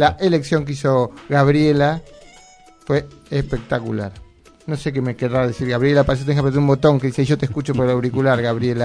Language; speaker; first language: Spanish; native; Spanish